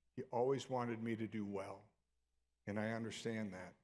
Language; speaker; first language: English; native; English